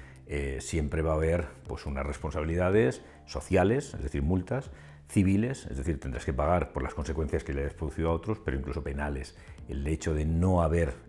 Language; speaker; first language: Spanish; native; Spanish